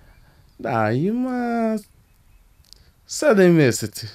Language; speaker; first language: Bulgarian; non-native, learner; Portuguese